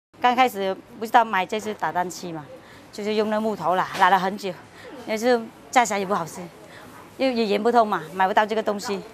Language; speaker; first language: Chinese; non-native, fluent; Vietnamese